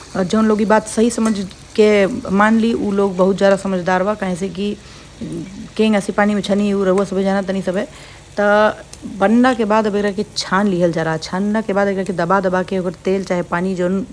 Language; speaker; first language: Bhojpuri; non-native, local second language; Hindi